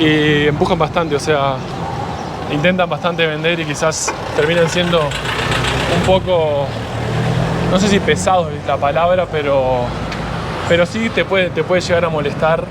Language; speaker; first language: Spanish; native; Spanish